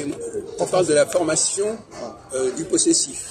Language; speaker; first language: French; native; French